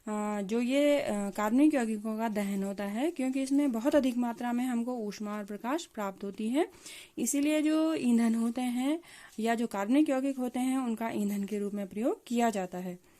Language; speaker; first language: Hindi; native; Hindi